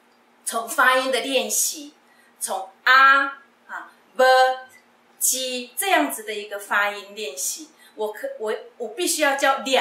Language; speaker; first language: Chinese; non-native, local second language; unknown